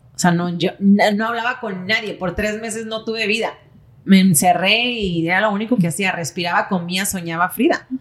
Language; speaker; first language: Spanish; native; Spanish